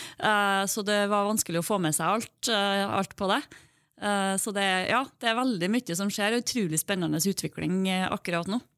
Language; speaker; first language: Norwegian; native; Norwegian